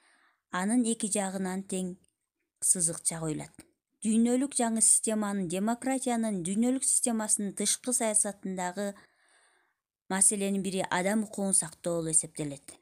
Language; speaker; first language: Kyrgyz; native; Kyrgyz